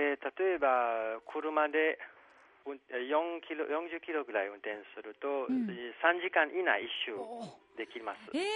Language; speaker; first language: Japanese; non-native, fluent; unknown